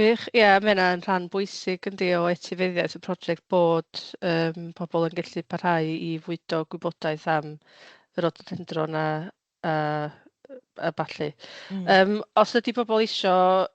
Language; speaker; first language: Welsh; native; Welsh